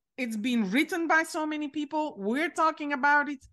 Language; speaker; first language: English; non-native, fluent; French